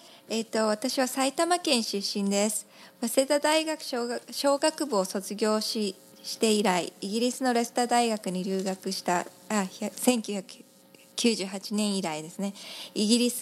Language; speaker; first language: Japanese; native; Japanese